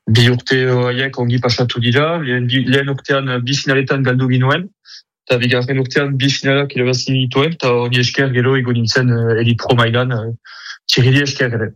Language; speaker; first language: Basque; native; Basque